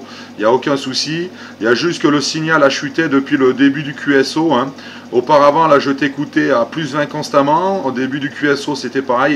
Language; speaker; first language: French; native; French